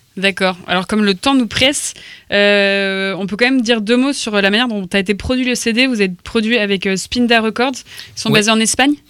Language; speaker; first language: French; native; French